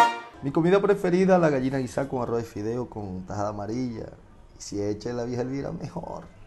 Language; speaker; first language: Spanish; native; Spanish